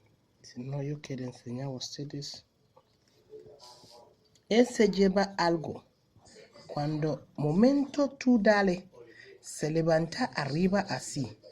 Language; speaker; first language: Spanish; non-native, learner; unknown